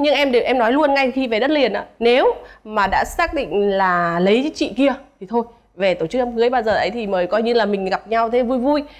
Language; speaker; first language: Vietnamese; native; Vietnamese